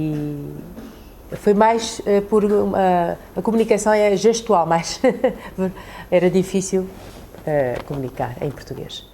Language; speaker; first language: Portuguese; early bilingual, other home language; Chinese